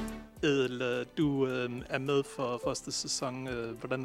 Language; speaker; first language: Danish; native; Danish